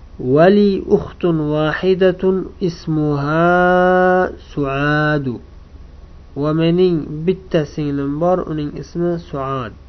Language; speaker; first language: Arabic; non-native, fluent; Uzbek